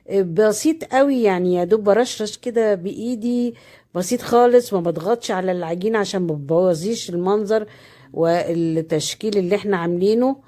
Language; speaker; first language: Arabic; native; Arabic